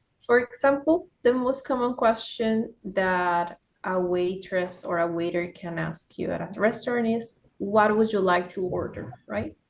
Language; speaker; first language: English; non-native, fluent; Spanish